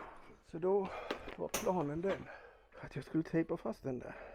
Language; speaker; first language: Swedish; native; Swedish